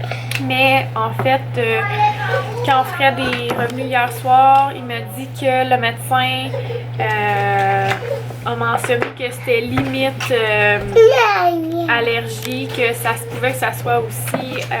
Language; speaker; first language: French; native; French